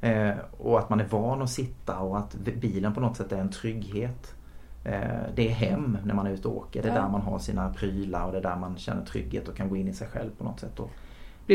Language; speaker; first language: Swedish; native; Swedish